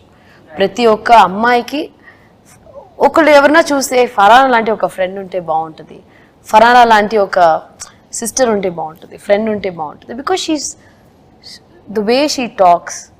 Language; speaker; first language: Telugu; non-native, local second language; Tamil